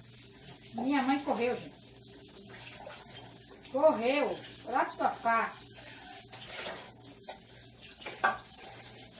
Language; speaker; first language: Portuguese; native; Portuguese